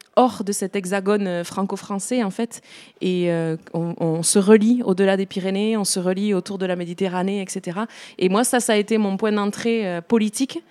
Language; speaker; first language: French; native; French